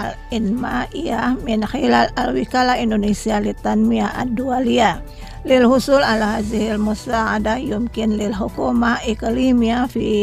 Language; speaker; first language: Arabic; non-native, fluent; Indonesian